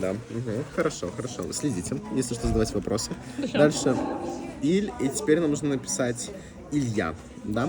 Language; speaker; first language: Russian; native; Russian